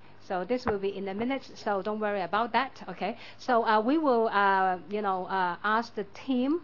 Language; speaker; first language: English; non-native, local second language; Cantonese